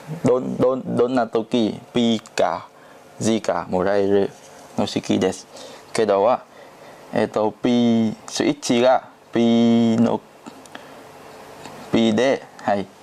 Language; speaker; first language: Japanese; non-native, learner; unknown